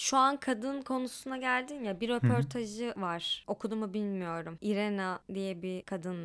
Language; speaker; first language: Turkish; native; Turkish